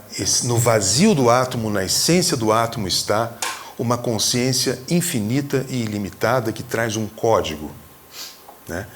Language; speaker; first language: Portuguese; native; Portuguese